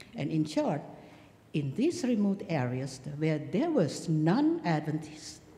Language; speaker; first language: English; non-native, fluent; Indonesian